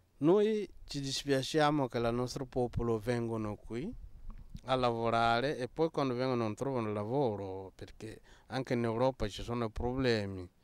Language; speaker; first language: Italian; non-native, fluent; Mossi